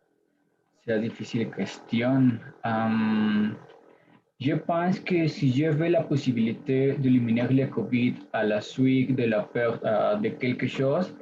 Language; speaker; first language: French; non-native, learner; Spanish